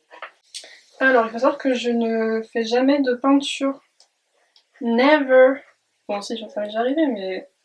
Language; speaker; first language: French; native; French